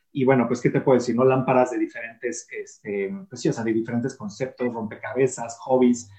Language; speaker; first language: Spanish; native; Spanish